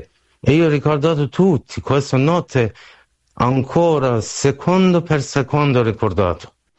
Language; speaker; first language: Italian; non-native, learner; Persian